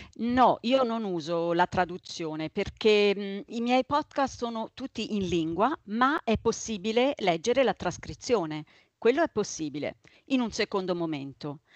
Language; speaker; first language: Italian; native; Italian